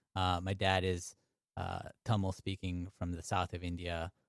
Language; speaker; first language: English; native; English